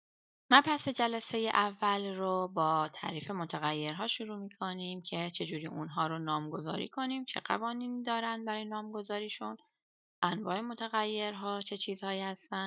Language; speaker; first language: Persian; native; Persian